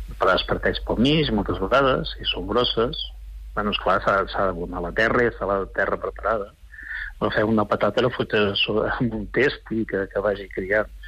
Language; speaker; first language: Catalan; native; Catalan